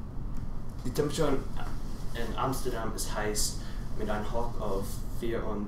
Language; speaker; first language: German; non-native, learner; English